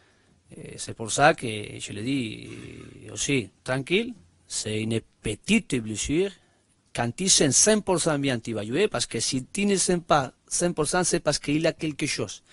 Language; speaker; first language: French; non-native, learner; Spanish